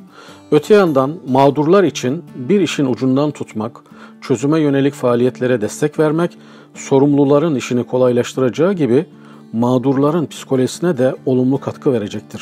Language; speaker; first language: Turkish; native; Turkish